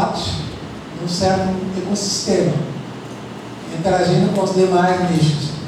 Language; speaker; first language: Portuguese; non-native, fluent; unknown